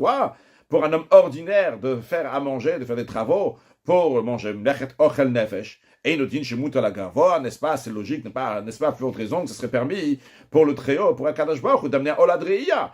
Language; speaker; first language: French; native; French